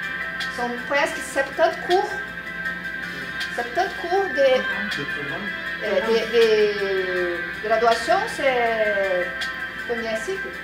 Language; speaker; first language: French; non-native, learner; Portuguese